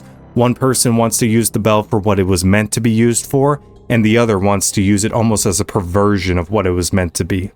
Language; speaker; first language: English; native; English